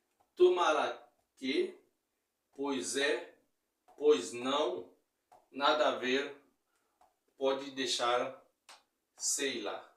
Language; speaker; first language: Portuguese; non-native, fluent; Haitian Creole